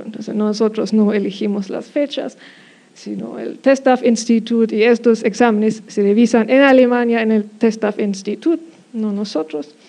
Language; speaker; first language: Spanish; non-native, fluent; German